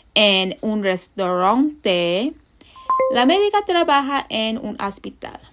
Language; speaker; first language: Spanish; non-native, learner; English